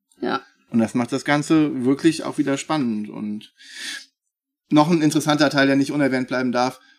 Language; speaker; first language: German; native; German